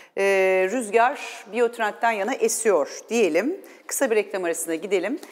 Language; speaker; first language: Turkish; native; Turkish